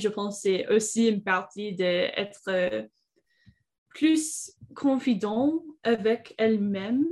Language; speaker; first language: French; non-native, learner; English